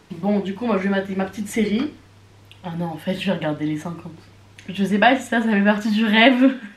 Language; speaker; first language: French; native; French